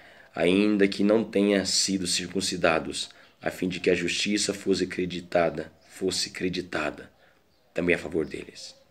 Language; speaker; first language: Portuguese; native; Portuguese